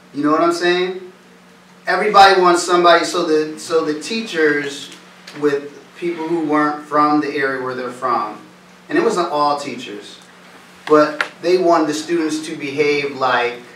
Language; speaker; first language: English; native; English